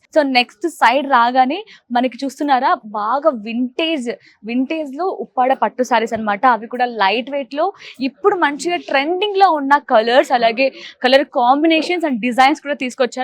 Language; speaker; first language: Telugu; native; Telugu